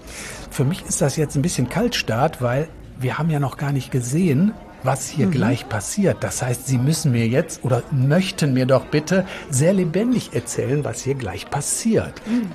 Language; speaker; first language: German; native; German